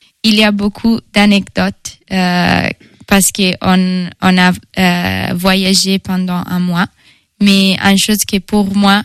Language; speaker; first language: French; non-native, fluent; Italian